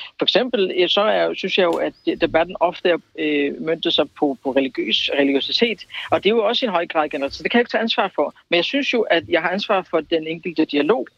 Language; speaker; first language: Danish; early bilingual, other home language; Kurdish